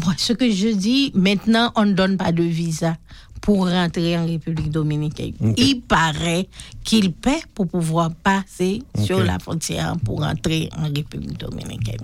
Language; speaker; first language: French; non-native, local second language; Haitian Creole